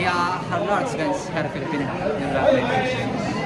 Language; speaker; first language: Swedish; non-native, learner; Filipino